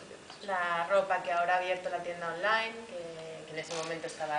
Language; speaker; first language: Spanish; native; Spanish